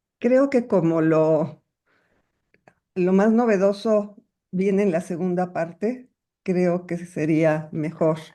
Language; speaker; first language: Spanish; non-native, fluent; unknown